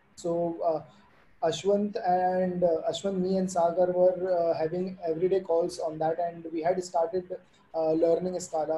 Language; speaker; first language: English; non-native, local second language; Hindi